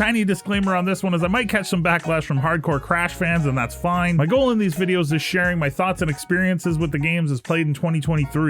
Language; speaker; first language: English; native; English